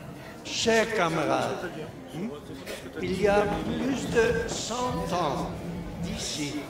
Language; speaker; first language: French; non-native, local second language; Dutch